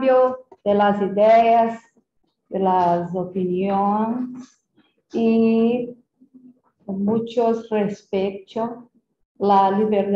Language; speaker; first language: Spanish; non-native, fluent; Portuguese